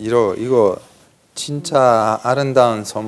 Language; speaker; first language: Korean; non-native, learner; Italian